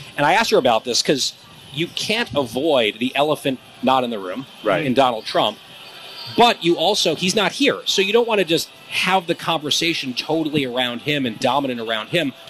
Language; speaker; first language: English; native; English